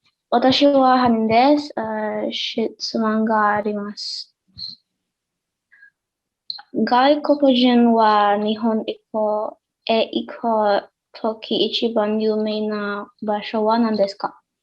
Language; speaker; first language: Japanese; non-native, learner; Indonesian